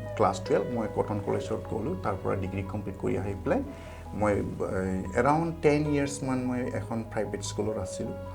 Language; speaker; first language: Assamese; non-native, local second language; Bodo